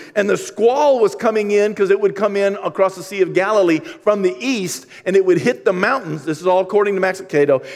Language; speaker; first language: English; native; English